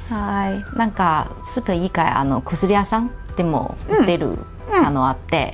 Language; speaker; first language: Japanese; non-native, fluent; Chinese